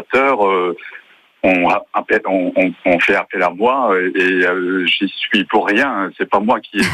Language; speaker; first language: French; non-native, fluent; Japanese